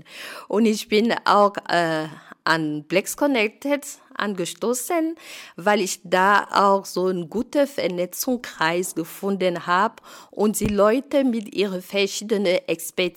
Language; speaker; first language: German; non-native, fluent; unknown